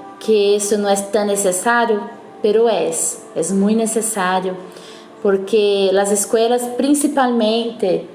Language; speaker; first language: Spanish; non-native, fluent; Portuguese